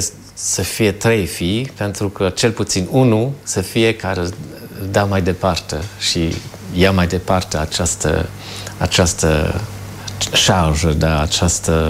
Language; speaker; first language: Romanian; non-native, fluent; German